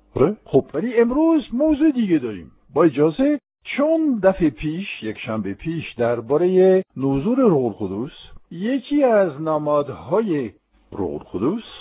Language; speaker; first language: Persian; non-native, fluent; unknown